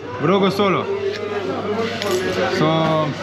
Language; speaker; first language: Spanish; non-native, learner; English